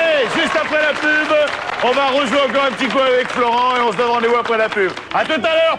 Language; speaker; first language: French; native; French